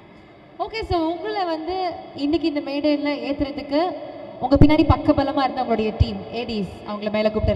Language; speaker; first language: Tamil; native; Tamil